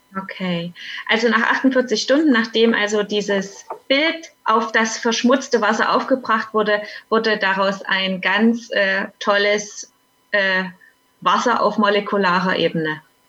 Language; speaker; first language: German; native; German